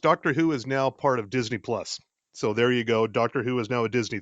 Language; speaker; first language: English; native; English